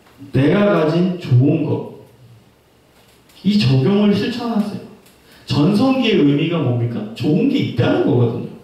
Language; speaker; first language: Korean; native; Korean